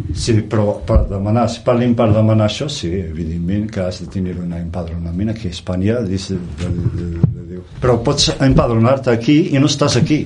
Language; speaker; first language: Catalan; non-native, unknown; Riffian